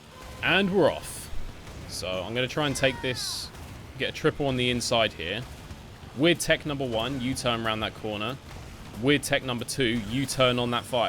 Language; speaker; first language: English; native; English